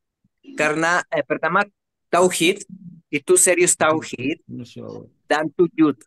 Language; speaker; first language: Indonesian; non-native, learner; Spanish